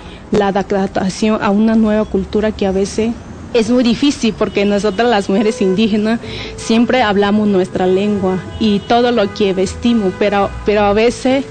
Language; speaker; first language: Spanish; non-native, local second language; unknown